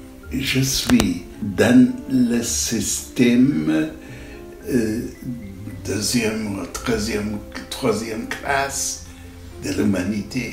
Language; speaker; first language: French; non-native, learner; German